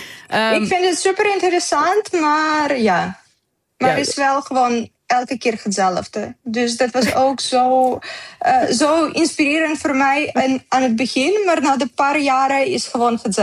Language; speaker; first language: Dutch; non-native, learner; Ukrainian